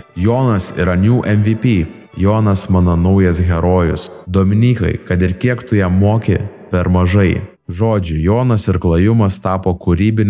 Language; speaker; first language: Lithuanian; native; Lithuanian